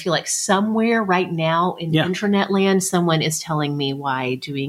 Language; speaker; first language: English; native; English